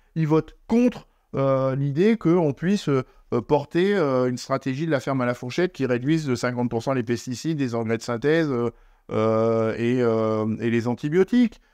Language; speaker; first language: French; native; French